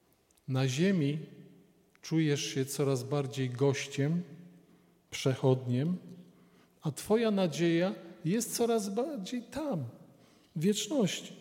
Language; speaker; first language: Polish; native; Polish